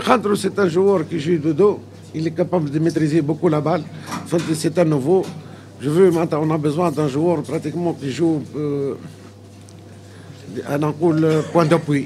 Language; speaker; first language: French; non-native, local second language; Arabic